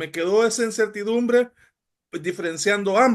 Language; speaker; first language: Spanish; native; Spanish